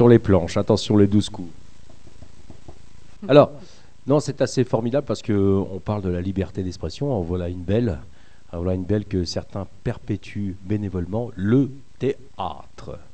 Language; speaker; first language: French; native; French